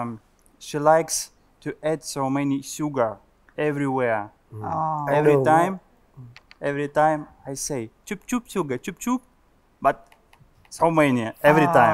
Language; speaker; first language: English; non-native, learner; Russian